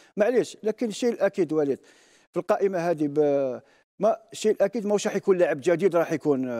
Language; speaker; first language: Arabic; native; Arabic